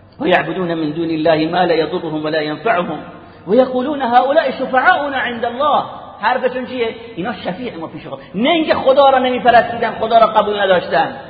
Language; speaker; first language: Persian; native; Persian